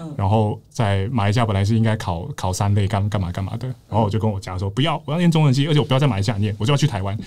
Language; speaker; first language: Chinese; native; Chinese